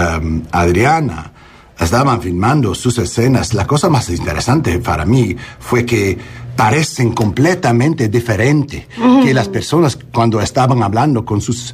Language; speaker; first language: Spanish; non-native, learner; English